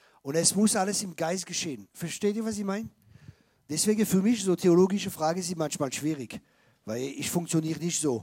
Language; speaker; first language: German; non-native, fluent; French